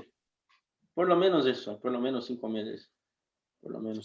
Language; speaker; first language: Spanish; non-native, fluent; Portuguese